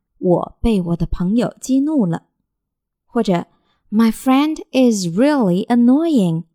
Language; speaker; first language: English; non-native, fluent; Chinese